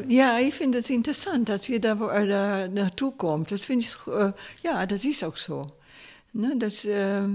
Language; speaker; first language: Dutch; non-native, fluent; Spanish